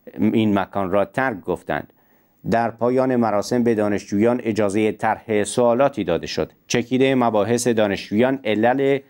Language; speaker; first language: Persian; non-native, local second language; Central Kurdish